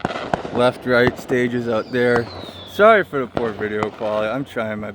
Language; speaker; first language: English; native; English